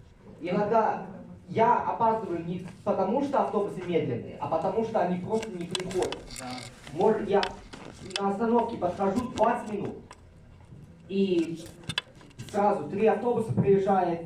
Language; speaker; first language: Russian; early bilingual, heritage; Russian